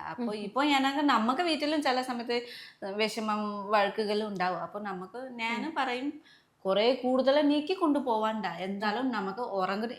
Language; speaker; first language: Malayalam; non-native, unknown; Nepali